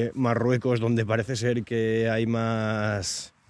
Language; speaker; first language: Spanish; native; Spanish